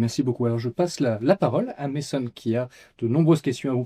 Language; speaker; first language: French; native; French